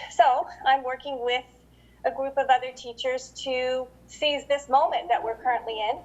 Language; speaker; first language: English; native; English